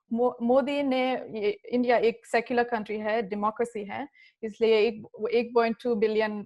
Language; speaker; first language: Hindi; early bilingual, other home language; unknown